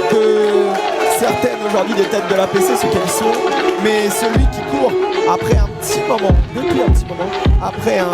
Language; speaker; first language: French; native; French